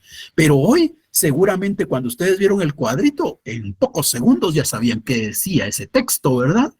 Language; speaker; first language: Spanish; native; Spanish